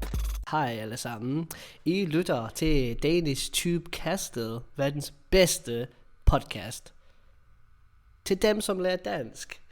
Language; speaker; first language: Danish; non-native, fluent; English